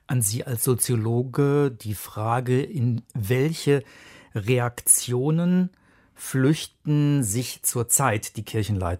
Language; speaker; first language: German; native; German